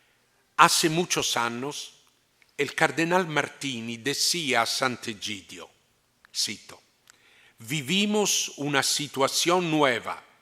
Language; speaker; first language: Spanish; non-native, fluent; Italian